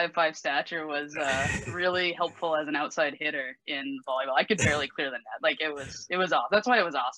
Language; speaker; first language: English; native; English